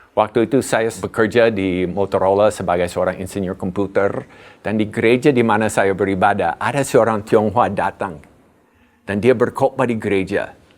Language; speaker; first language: Indonesian; non-native, fluent; English